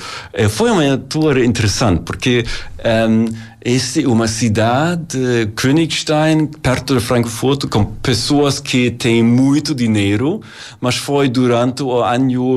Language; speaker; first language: Portuguese; non-native, learner; German